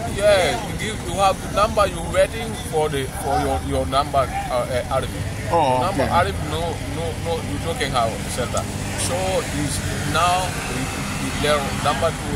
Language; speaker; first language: English; non-native, learner; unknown